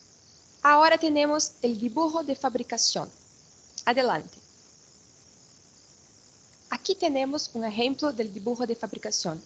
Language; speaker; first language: Spanish; non-native, fluent; Portuguese